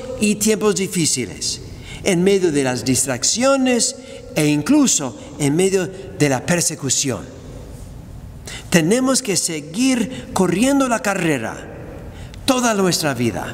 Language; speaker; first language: Spanish; non-native, fluent; English